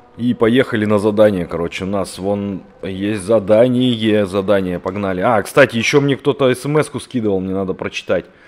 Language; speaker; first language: Russian; native; Russian